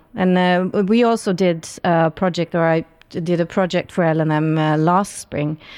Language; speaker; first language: English; non-native, fluent; Norwegian